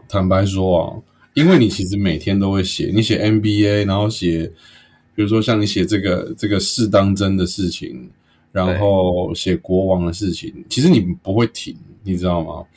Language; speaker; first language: Chinese; native; Chinese